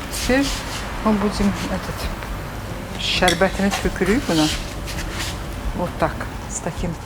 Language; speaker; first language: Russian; non-native, learner; Azerbaijani